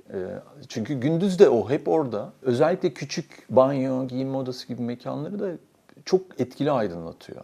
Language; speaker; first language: Turkish; native; Turkish